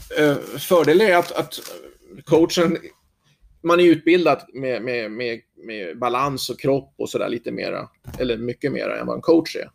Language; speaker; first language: Swedish; native; Swedish